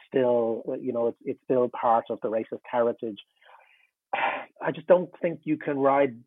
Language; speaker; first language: English; native; English